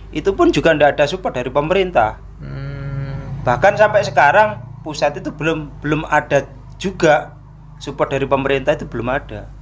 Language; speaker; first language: Indonesian; non-native, local second language; Madurese